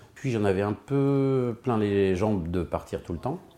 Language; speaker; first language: French; native; French